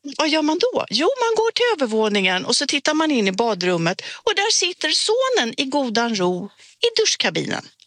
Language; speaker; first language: Swedish; native; Swedish